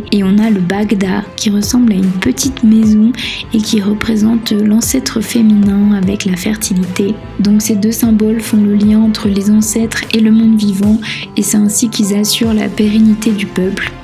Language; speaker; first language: French; native; French